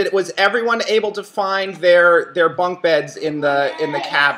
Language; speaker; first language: English; native; English